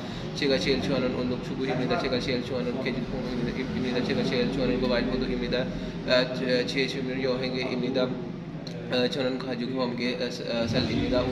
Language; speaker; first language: Korean; non-native, learner; Urdu